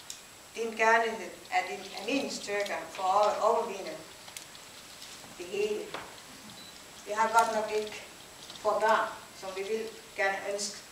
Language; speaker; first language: Danish; non-native, learner; Filipino